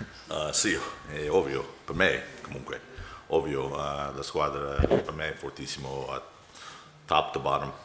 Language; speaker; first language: Italian; non-native, learner; English